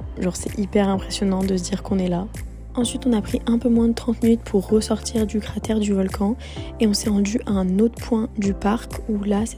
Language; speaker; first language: French; native; French